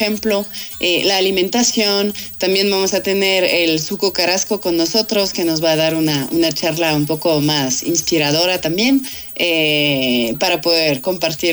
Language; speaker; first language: Spanish; non-native, fluent; French